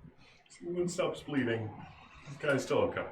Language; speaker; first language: English; native; English